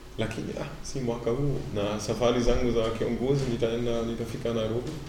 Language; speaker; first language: Swahili; non-native, fluent; German